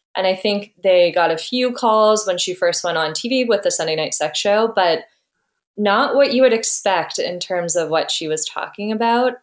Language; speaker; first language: English; native; English